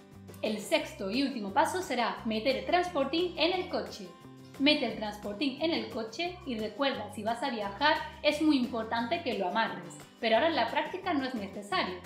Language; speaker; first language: Spanish; native; Spanish